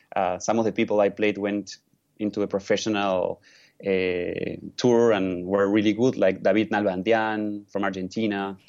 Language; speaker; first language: English; non-native, fluent; Spanish